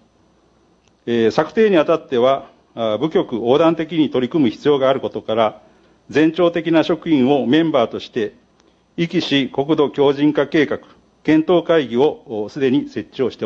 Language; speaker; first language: Japanese; native; Japanese